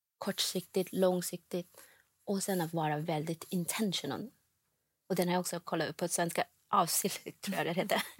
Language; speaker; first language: Swedish; non-native, fluent; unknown